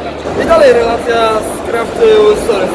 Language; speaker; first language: Polish; native; Polish